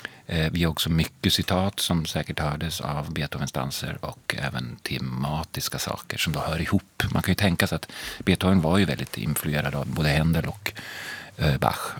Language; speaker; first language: Swedish; native; Swedish